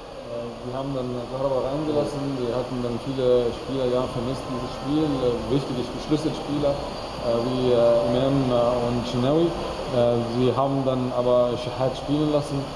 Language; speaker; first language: German; non-native, fluent; Arabic